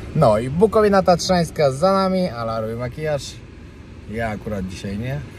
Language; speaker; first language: Polish; native; Polish